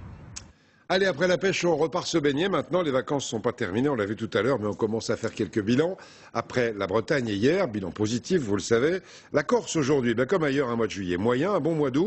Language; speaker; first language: French; native; French